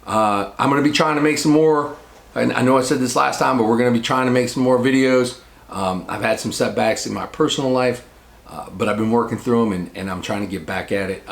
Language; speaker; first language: English; native; English